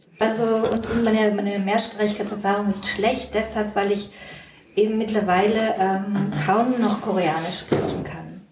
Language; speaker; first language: German; early bilingual, other home language; Korean